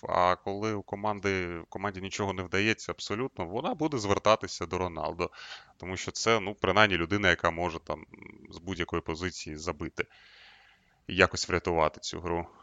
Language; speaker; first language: Ukrainian; native; Ukrainian